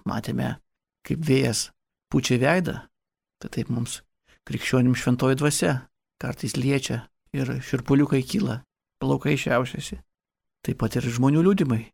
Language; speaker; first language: Lithuanian; native; Lithuanian